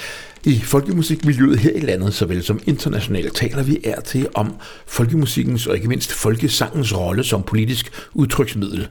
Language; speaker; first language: Danish; native; Danish